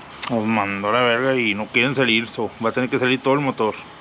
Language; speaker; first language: Spanish; early bilingual, heritage; Spanish